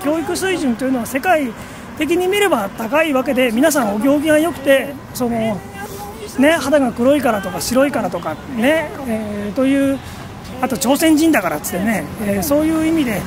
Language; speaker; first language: Japanese; native; Japanese